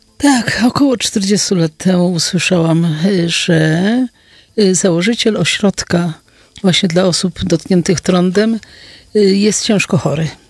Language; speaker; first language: Polish; native; Polish